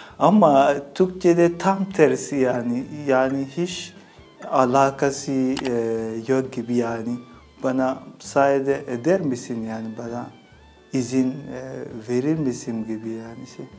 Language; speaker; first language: Turkish; non-native, fluent; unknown